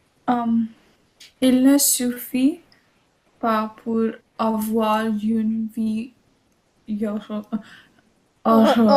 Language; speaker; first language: French; non-native, learner; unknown